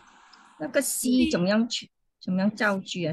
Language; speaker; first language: Chinese; non-native, fluent; English